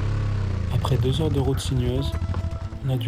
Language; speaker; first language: French; native; French